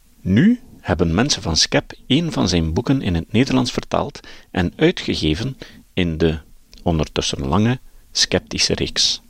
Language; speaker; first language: Dutch; native; Dutch